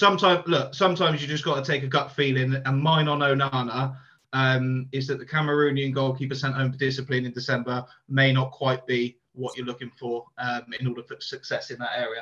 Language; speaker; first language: English; native; English